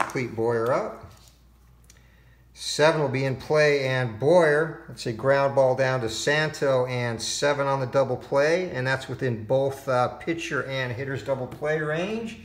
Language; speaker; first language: English; native; English